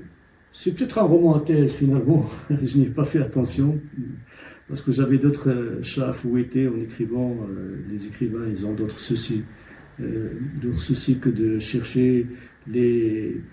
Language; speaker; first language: French; non-native, local second language; Tachelhit